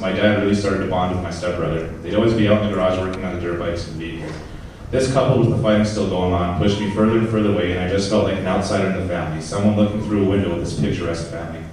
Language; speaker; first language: English; native; English